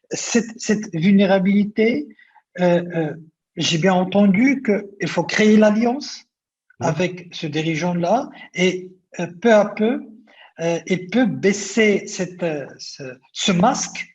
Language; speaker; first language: French; non-native, local second language; Arabic